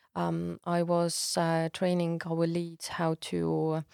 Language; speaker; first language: English; non-native, fluent; Estonian